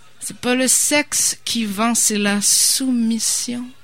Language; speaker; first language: French; native; French